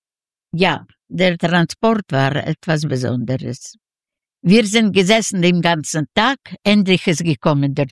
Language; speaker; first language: German; non-native, learner; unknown